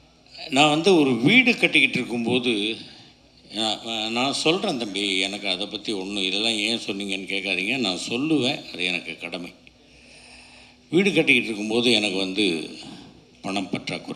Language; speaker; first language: Tamil; native; Tamil